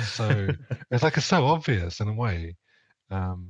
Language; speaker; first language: English; native; English